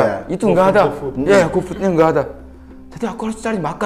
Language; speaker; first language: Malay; non-native, fluent; Korean